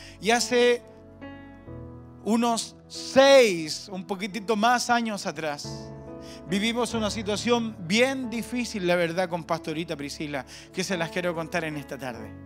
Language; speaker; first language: Spanish; native; Spanish